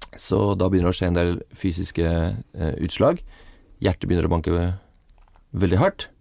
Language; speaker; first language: Norwegian; native; Norwegian